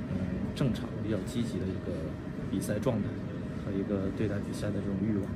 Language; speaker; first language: Chinese; native; Chinese